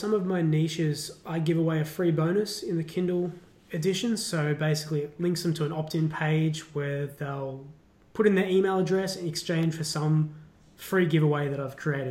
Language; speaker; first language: English; native; English